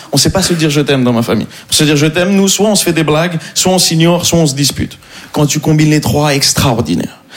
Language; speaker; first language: French; native; French